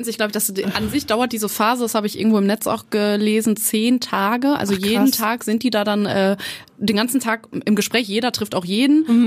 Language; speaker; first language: German; native; German